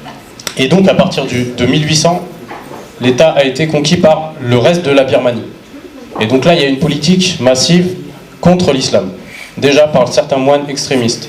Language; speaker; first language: French; native; French